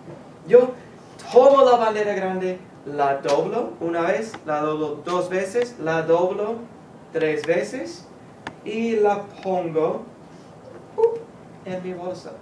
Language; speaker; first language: Spanish; non-native, fluent; English